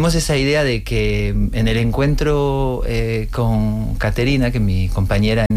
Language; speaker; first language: Spanish; non-native, fluent; French